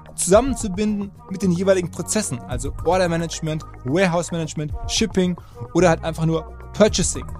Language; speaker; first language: German; native; German